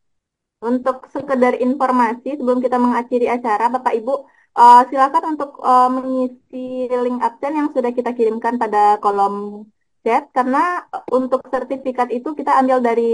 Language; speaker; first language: Indonesian; native; Indonesian